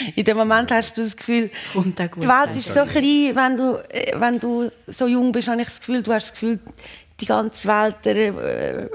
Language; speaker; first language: German; native; German